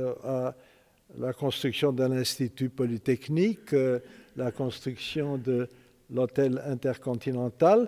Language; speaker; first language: French; non-native, fluent; Romanian